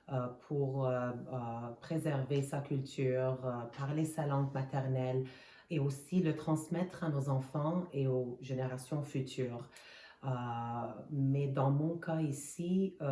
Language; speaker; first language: French; non-native, fluent; Armenian